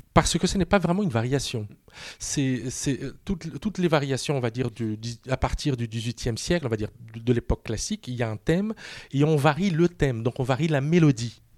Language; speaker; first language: French; non-native, fluent; Portuguese